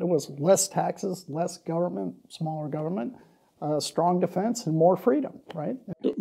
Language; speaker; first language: English; native; English